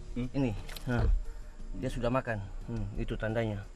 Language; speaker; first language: Indonesian; native; Indonesian